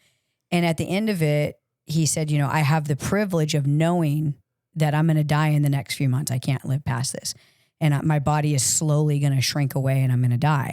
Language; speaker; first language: English; native; English